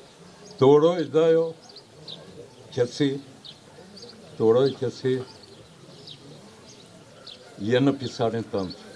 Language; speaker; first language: Albanian; native; Albanian